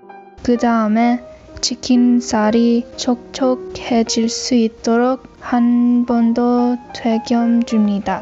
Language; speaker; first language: Korean; non-native, learner; English